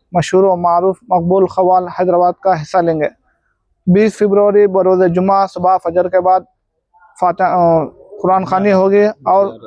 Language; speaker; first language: Urdu; native; Urdu